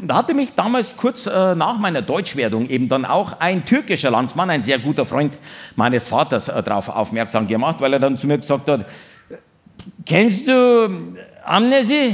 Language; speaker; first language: German; early bilingual, other home language; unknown